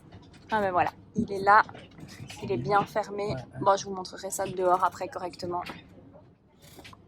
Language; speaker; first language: French; native; French